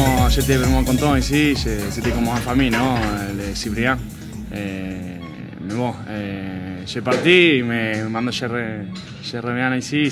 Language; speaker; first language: French; non-native, fluent; Spanish